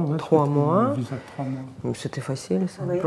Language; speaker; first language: French; non-native, learner; Russian